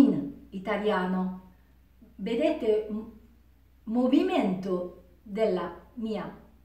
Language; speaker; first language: Italian; non-native, learner; Japanese